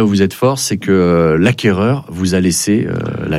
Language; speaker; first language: French; native; French